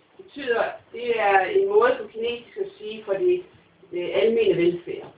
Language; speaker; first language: Danish; non-native, fluent; English